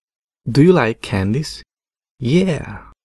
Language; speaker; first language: English; non-native, fluent; Spanish